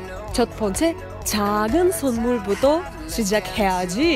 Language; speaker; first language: Korean; non-native, learner; Russian